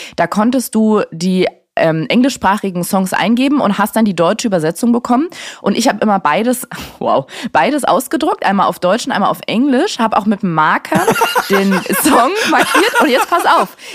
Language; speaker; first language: German; native; German